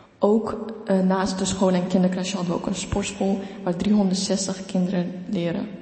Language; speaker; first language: Dutch; non-native, fluent; Ukrainian